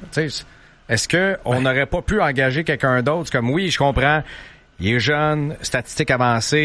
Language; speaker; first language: French; native; French